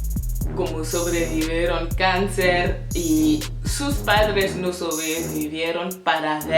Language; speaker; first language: Spanish; non-native, fluent; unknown